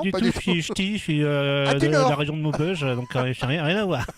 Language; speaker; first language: French; native; French